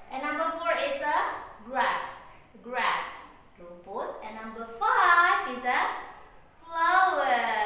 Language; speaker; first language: English; non-native, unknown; Indonesian